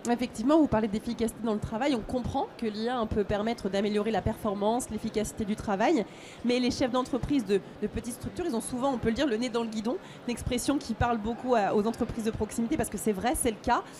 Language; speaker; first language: French; native; French